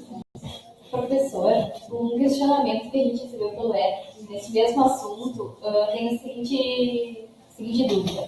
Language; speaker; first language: Portuguese; native; Portuguese